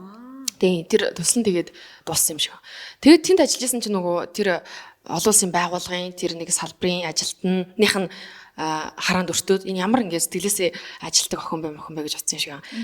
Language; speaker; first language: Mongolian; native; Mongolian